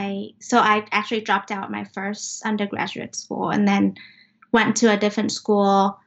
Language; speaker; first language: English; non-native, fluent; Vietnamese